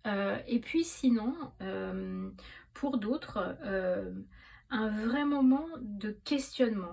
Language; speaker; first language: French; native; French